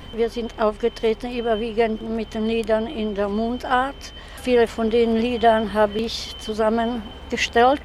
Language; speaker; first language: German; non-native, local second language; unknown